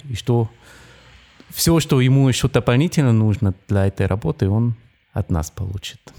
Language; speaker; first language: Russian; non-native, fluent; German